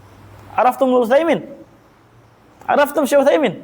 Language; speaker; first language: Arabic; non-native, fluent; Indonesian